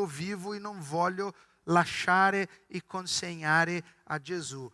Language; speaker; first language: Italian; non-native, fluent; Portuguese